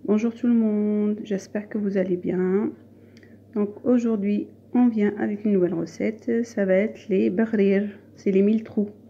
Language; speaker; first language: French; non-native, local second language; Arabic